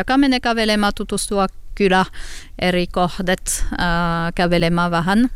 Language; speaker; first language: Finnish; non-native, learner; French